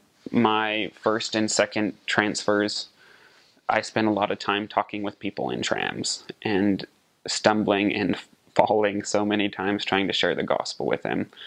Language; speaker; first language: English; native; English